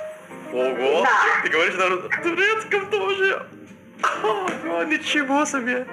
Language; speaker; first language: Russian; non-native, learner; Indonesian